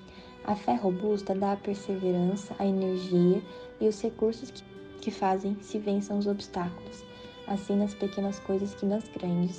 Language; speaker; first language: Portuguese; native; Portuguese